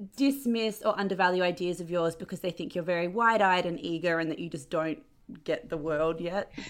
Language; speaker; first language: English; native; English